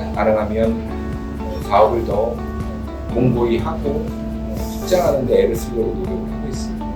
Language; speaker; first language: Korean; native; Korean